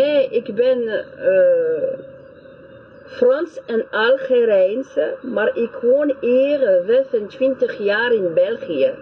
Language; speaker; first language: Dutch; non-native, learner; French